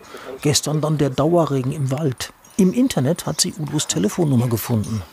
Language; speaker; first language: German; native; German